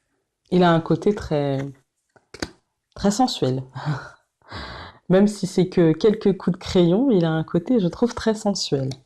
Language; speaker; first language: French; native; French